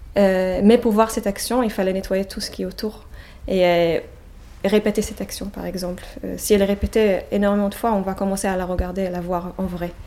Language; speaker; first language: French; non-native, fluent; Hebrew